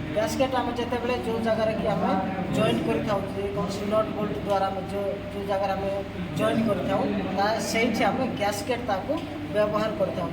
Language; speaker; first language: Odia; native; Odia